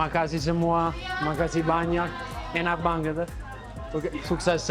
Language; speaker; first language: Indonesian; non-native, learner; Italian